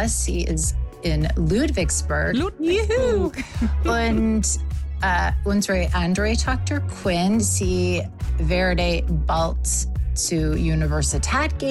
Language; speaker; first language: German; non-native, learner; English